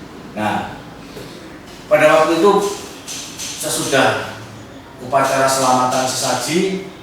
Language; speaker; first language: Indonesian; native; Indonesian